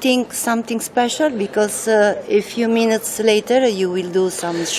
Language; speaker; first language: English; non-native, learner; Italian